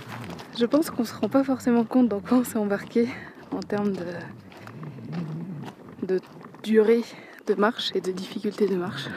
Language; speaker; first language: French; native; French